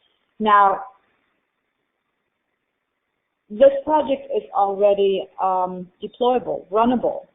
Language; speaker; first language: English; non-native, fluent; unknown